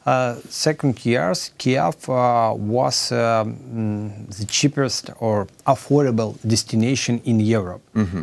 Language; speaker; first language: English; non-native, learner; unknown